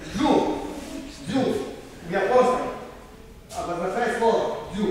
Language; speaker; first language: Russian; non-native, learner; Serbian